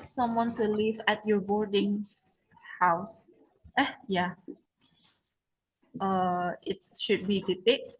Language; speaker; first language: English; non-native, learner; Indonesian